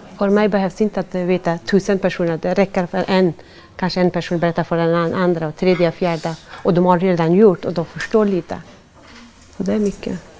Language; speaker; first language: Swedish; non-native, fluent; Persian